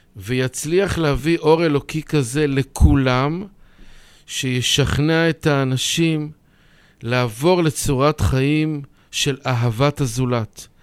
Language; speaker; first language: Hebrew; native; Hebrew